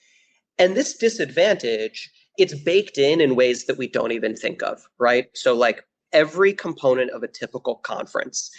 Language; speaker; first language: English; native; English